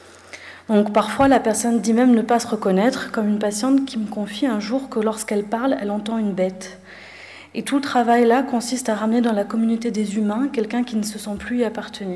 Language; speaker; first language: French; native; French